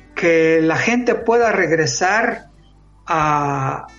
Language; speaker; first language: Spanish; native; Spanish